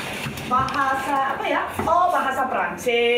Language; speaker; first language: Indonesian; non-native, fluent; German